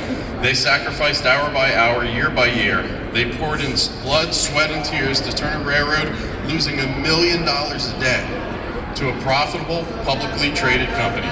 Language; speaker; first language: English; native; English